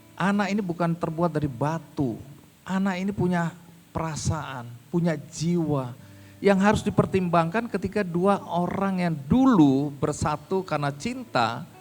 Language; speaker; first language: Indonesian; native; Indonesian